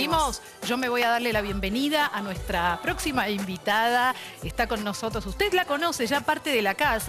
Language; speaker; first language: Spanish; native; Spanish